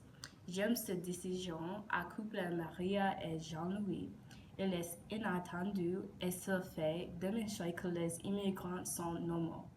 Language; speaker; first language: French; non-native, learner; English